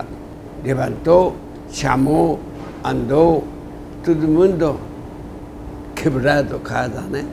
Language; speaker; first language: Portuguese; non-native, learner; Japanese